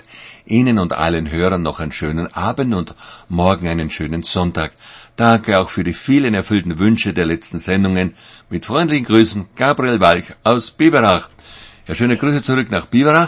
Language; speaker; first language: German; native; German